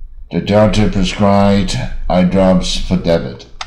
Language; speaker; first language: English; non-native, fluent; Chinese